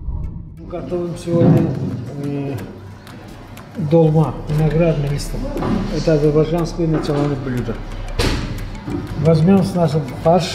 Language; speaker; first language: Russian; non-native, fluent; Azerbaijani